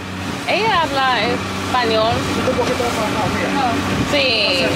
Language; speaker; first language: Spanish; non-native, learner; English